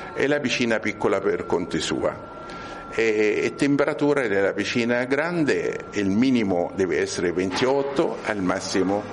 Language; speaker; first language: Italian; non-native, learner; Arabic